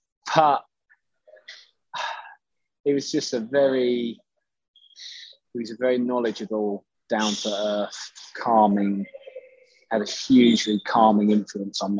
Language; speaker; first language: English; native; English